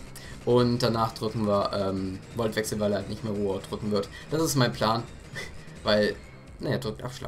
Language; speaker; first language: German; native; German